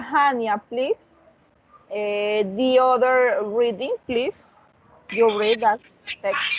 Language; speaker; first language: English; non-native, learner; Spanish